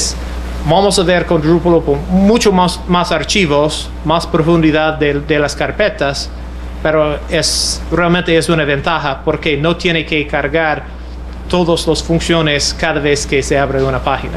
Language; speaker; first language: Spanish; non-native, fluent; English